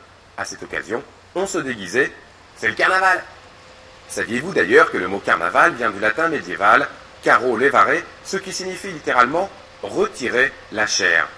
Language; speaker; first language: French; native; French